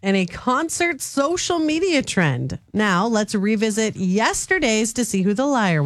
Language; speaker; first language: English; native; English